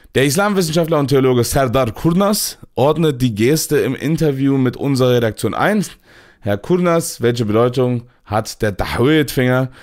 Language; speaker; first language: German; early bilingual, other home language; Turkish